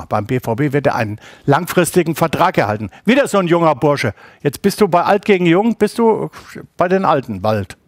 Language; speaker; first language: German; native; German